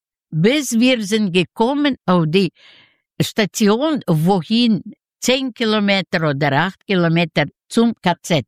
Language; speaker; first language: German; non-native, fluent; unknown